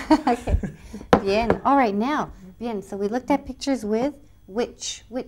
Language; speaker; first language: English; native; English